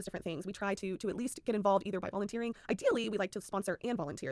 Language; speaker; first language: English; native; English